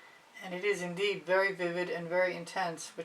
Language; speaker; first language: English; native; English